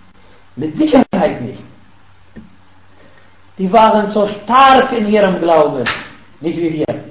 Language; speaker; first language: German; non-native, fluent; Arabic